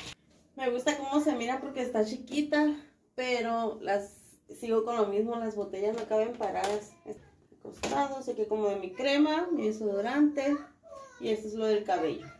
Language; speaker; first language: Spanish; native; Spanish